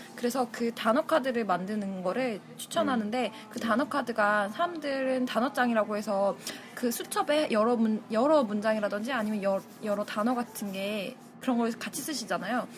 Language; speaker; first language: Korean; native; Korean